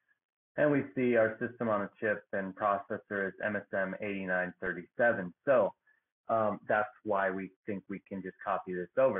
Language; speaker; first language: English; native; English